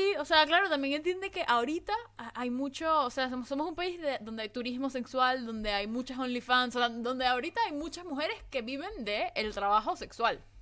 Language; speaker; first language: Spanish; native; Spanish